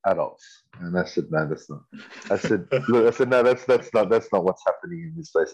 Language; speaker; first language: English; native; English